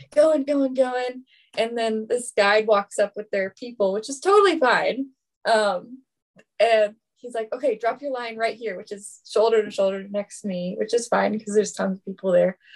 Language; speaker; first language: English; native; English